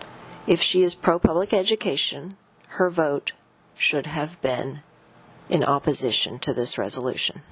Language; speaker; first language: English; native; English